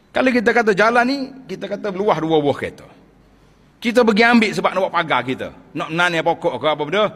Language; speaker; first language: Malay; native; Malay